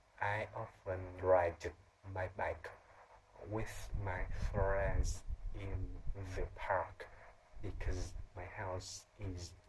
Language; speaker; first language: English; non-native, learner; Vietnamese